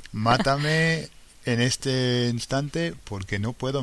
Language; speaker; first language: Spanish; non-native, fluent; English